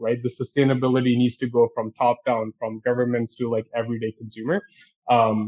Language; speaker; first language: English; non-native, local second language; Urdu